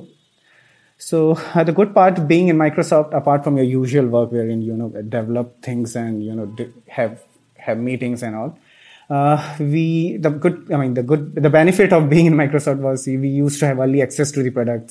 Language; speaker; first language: English; non-native, local second language; Hindi